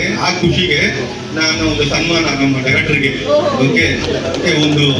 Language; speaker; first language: Kannada; non-native, local second language; Malayalam